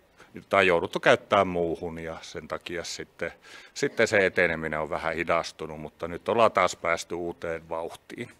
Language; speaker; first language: Finnish; native; Finnish